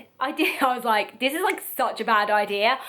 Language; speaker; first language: English; native; English